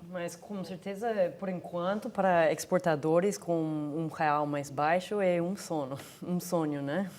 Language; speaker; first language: Portuguese; non-native, fluent; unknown